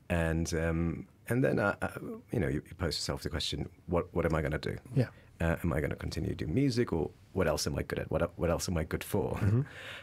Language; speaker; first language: English; early bilingual, other home language; Russian